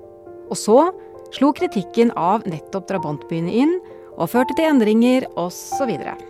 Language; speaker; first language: Norwegian; native; Norwegian